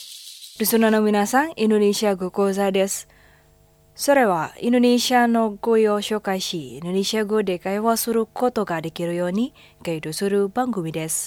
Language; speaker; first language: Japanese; non-native, fluent; Indonesian